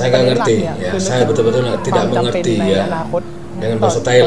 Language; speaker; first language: Indonesian; native; Indonesian